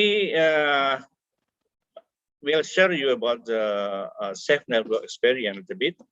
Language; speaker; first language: English; non-native, fluent; Indonesian